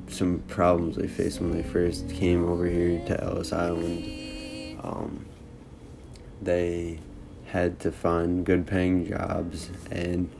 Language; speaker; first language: English; early bilingual, other home language; Italian